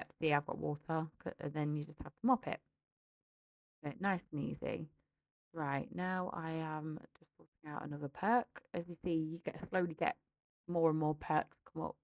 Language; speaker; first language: English; native; English